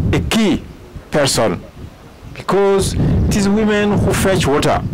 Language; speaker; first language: English; non-native, fluent; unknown